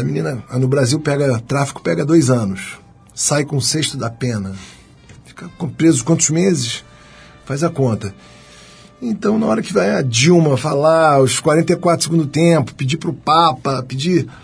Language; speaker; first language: Portuguese; native; Portuguese